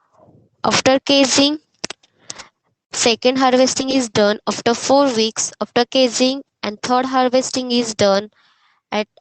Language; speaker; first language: English; non-native, local second language; Hindi